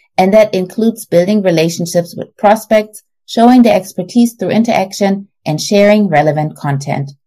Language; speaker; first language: English; non-native, fluent; German